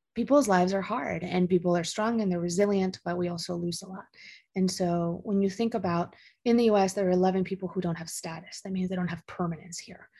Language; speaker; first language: English; early bilingual, other home language; Spanish